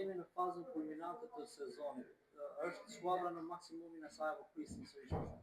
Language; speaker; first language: Albanian; native; Albanian